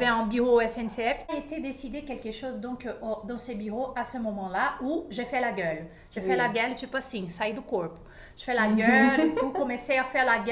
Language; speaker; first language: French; non-native, fluent; Portuguese